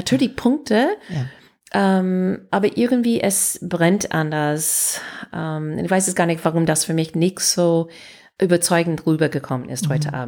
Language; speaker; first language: German; non-native, fluent; English